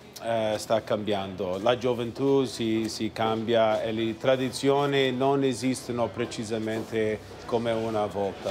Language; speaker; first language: Italian; early bilingual, heritage; Italian